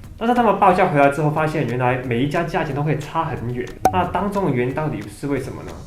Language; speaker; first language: Chinese; non-native, local second language; Cantonese